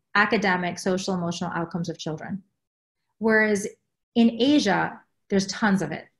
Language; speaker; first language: English; native; English